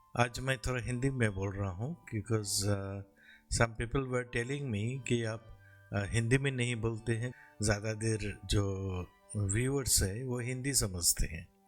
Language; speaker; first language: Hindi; non-native, local second language; Bangla